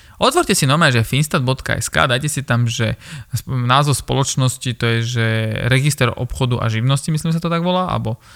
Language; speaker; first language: Slovak; early bilingual, other home language; Armenian